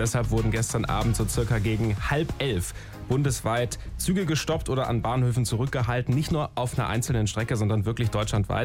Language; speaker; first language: German; native; German